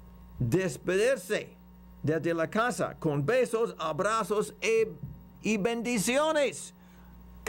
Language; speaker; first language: Spanish; non-native, fluent; English